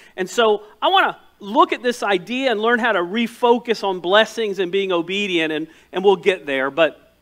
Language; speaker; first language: English; native; English